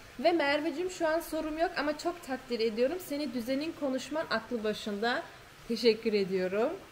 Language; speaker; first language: Turkish; early bilingual, heritage; Turkish